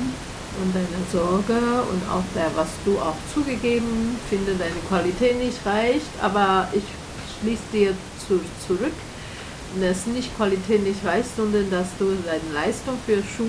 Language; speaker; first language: German; non-native, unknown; Chinese